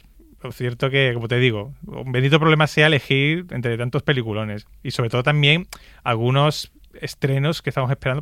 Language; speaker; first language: Spanish; native; Spanish